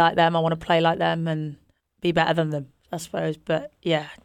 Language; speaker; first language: English; native; English